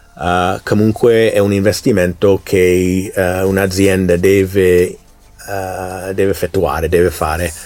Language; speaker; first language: Italian; non-native, fluent; English